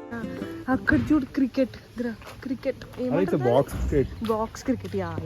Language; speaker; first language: Telugu; native; Telugu